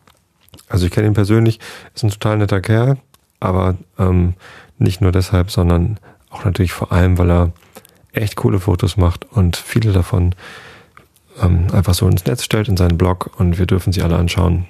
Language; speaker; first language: German; native; German